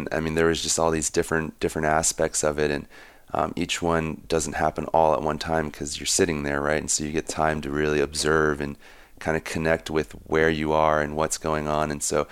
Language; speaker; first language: English; native; English